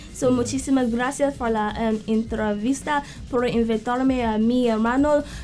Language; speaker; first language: Spanish; non-native, learner; English